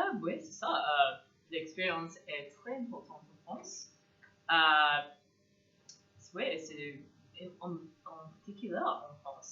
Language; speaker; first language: French; non-native, learner; English